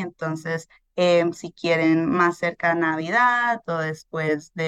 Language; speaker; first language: Spanish; early bilingual, heritage; Spanish